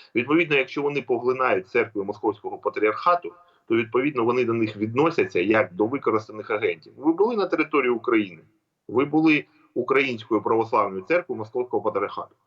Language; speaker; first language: Ukrainian; native; Ukrainian